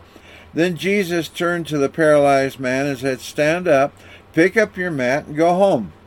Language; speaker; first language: English; native; English